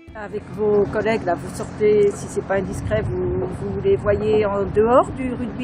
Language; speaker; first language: French; native; French